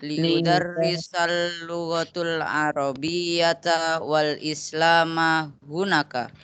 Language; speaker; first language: Arabic; non-native, learner; Indonesian